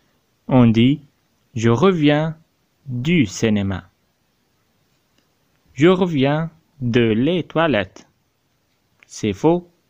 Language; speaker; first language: French; non-native, fluent; Arabic